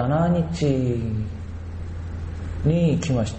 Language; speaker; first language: Japanese; non-native, learner; Korean